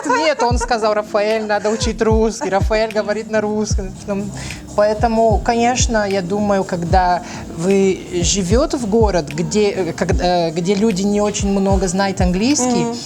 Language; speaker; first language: Russian; non-native, learner; Portuguese